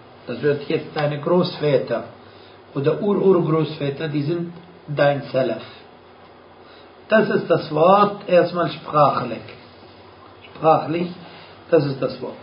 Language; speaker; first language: German; non-native, fluent; Arabic